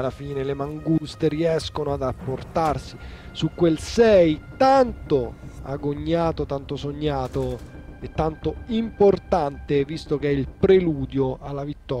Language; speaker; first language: Italian; native; Italian